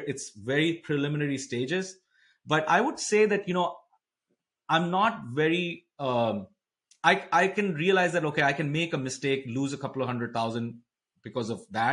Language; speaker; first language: English; non-native, local second language; Hindi